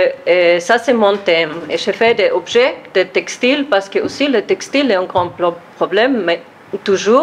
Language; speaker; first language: French; non-native, learner; German